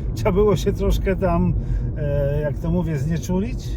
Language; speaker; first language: Polish; native; Polish